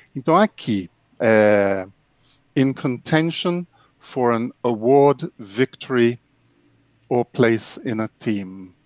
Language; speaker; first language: Portuguese; non-native, fluent; English